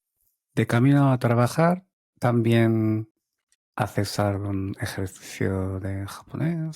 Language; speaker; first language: Spanish; non-native, learner; Japanese